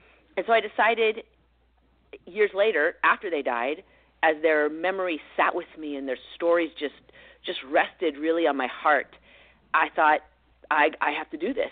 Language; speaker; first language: English; native; English